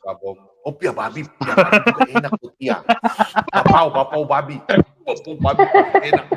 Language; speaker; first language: Indonesian; native; Indonesian